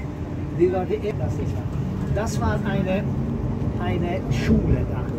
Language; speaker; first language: German; non-native, learner; Hungarian